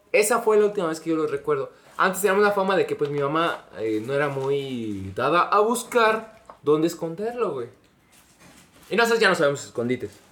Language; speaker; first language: Spanish; native; Spanish